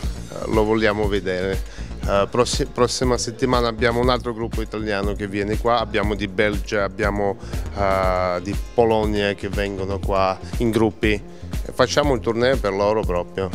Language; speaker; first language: Italian; non-native, fluent; Russian